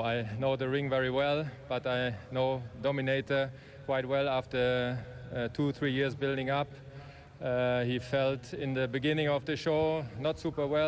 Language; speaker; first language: English; non-native, fluent; German